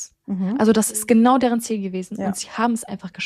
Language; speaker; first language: German; early bilingual, other home language; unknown